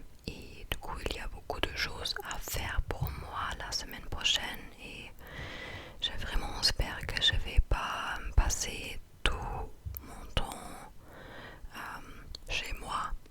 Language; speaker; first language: French; non-native, fluent; English